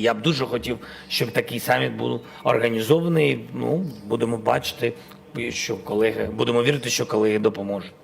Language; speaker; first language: Ukrainian; non-native, local second language; Russian